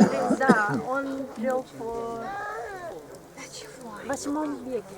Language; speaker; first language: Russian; non-native, learner; Chinese